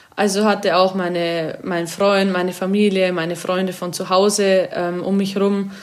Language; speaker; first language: German; native; German